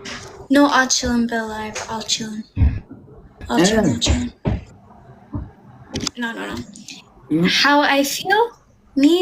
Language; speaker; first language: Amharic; non-native, learner; English